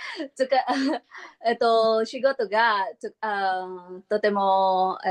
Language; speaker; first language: Japanese; non-native, learner; Filipino